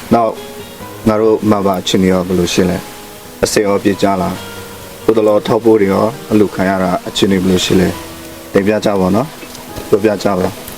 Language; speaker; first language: Burmese; non-native, local second language; Western Kayah